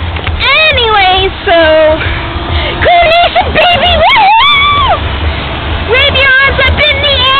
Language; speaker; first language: English; native; English